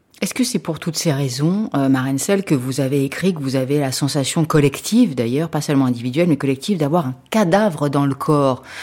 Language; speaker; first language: French; native; French